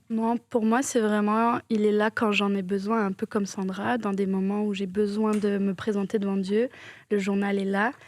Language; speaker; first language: French; native; French